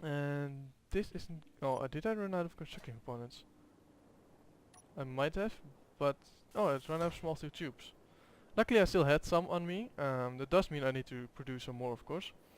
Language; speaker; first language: English; non-native, fluent; Dutch